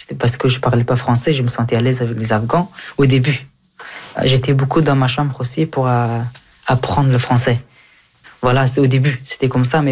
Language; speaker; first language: French; early bilingual, other home language; Hazaragi